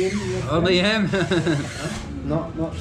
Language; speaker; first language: English; non-native, learner; Indonesian